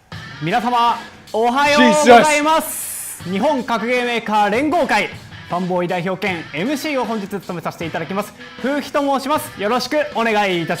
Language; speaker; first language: Japanese; native; Japanese